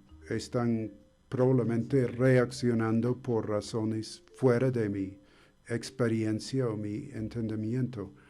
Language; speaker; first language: Spanish; non-native, fluent; English